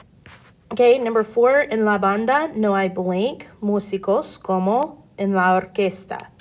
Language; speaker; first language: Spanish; non-native, fluent; English